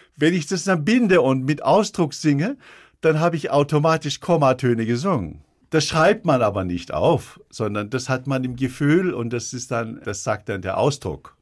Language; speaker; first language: German; early bilingual, other home language; Turkish